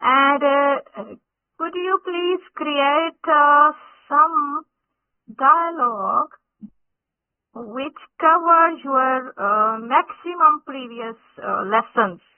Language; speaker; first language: English; non-native, local second language; Urdu